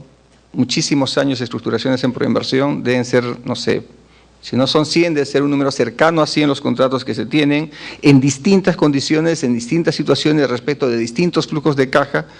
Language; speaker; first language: Spanish; native; Spanish